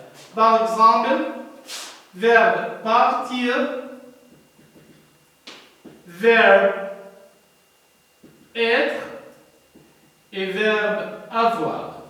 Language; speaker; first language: French; non-native, learner; Arabic